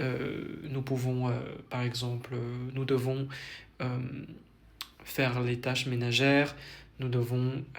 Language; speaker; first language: French; non-native, fluent; Vietnamese